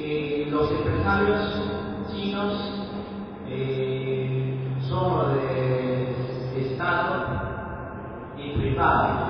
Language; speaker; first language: Spanish; non-native, learner; Chinese